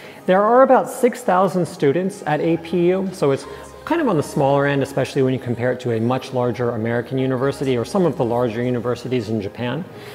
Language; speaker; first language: English; native; English